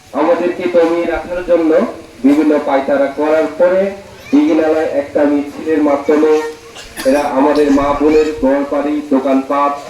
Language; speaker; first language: Bangla; non-native, local second language; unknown